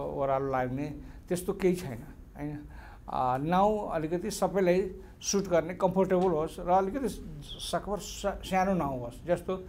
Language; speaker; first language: Nepali; non-native, local second language; Maithili